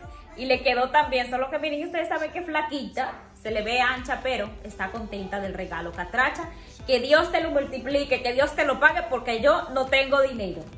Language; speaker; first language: Spanish; native; Spanish